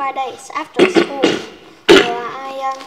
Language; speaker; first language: English; non-native, learner; Vietnamese